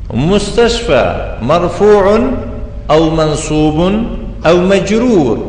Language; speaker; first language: Arabic; non-native, fluent; Persian